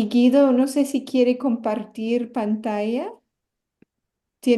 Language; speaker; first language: Spanish; non-native, fluent; English